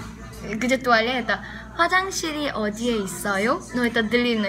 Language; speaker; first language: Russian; non-native, learner; Korean